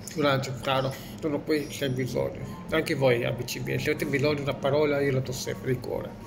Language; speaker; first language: Italian; native; Italian